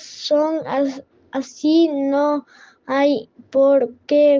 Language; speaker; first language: Spanish; non-native, learner; French